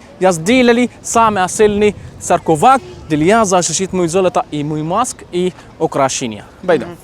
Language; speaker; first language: Russian; non-native, learner; Arabic